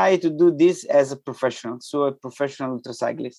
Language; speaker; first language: English; non-native, fluent; Italian